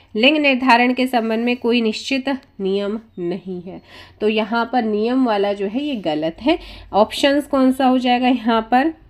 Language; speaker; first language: Hindi; native; Hindi